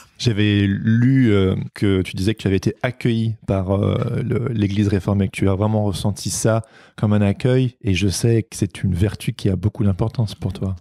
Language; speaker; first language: French; native; French